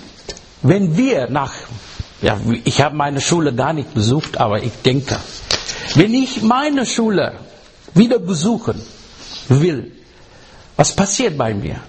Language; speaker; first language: German; non-native, fluent; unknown